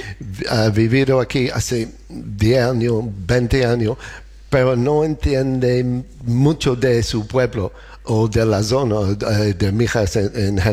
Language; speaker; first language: Spanish; non-native, learner; English